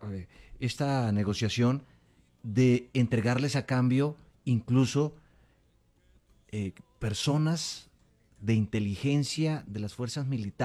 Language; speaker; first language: Spanish; native; Spanish